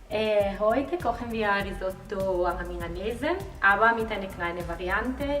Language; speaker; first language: German; non-native, fluent; Italian